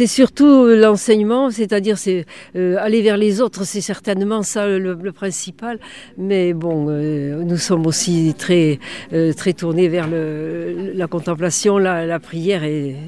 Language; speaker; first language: French; native; French